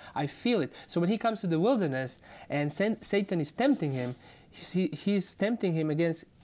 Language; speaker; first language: English; non-native, fluent; Croatian